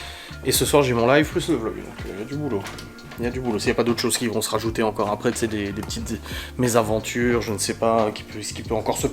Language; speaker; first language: French; native; French